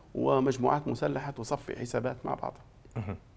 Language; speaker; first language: Arabic; native; Arabic